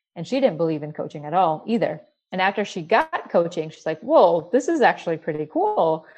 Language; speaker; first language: English; early bilingual, other home language; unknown